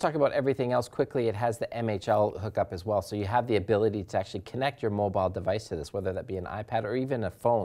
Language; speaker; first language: English; native; English